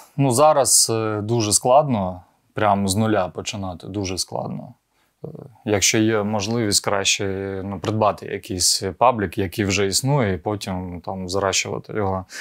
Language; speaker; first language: Ukrainian; non-native, local second language; Russian